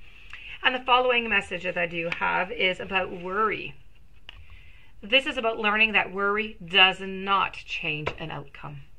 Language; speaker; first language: English; non-native, local second language; French